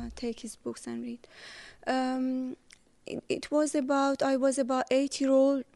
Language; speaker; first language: English; non-native, fluent; Persian